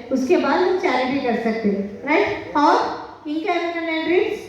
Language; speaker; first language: Hindi; non-native, local second language; Telugu